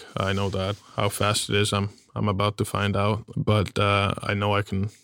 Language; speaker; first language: English; non-native, fluent; German